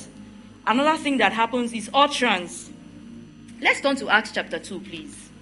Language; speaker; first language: English; non-native, local second language; Igbo